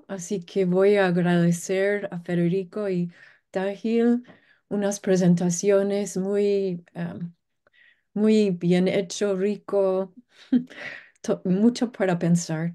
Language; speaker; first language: Spanish; non-native, fluent; English